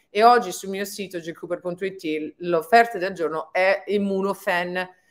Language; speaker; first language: Italian; non-native, fluent; English